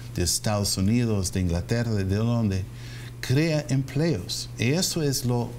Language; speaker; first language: Spanish; non-native, fluent; English